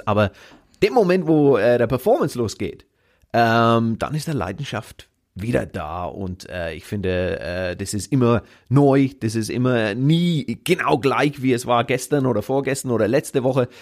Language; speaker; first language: German; native; German